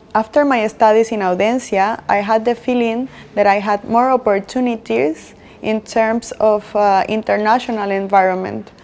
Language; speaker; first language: English; non-native, fluent; Spanish